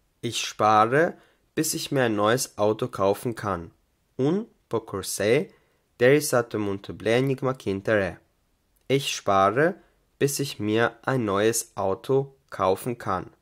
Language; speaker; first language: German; non-native, fluent; Albanian